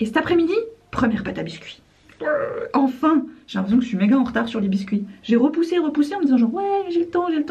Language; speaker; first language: French; native; French